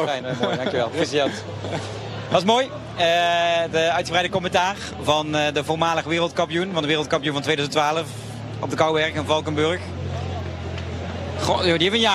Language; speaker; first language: Dutch; native; Dutch